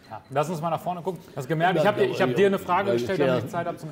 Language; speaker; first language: German; native; German